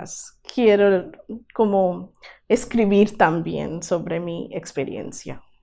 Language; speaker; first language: Spanish; non-native, learner; Bangla